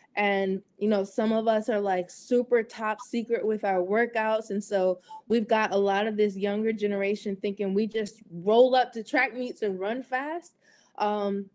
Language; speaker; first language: English; native; English